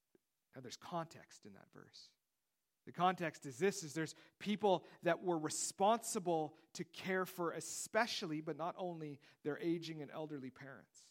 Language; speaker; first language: English; native; English